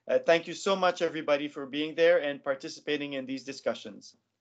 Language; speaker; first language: English; non-native, local second language; French